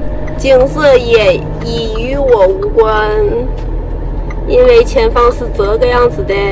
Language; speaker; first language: Chinese; native; Chinese